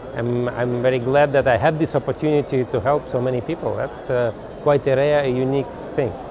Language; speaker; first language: English; non-native, fluent; Russian